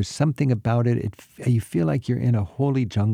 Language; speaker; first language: English; native; English